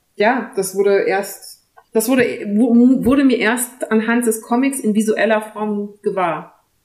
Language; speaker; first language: German; early bilingual, other home language; French